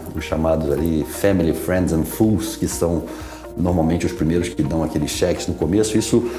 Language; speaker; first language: Portuguese; native; Portuguese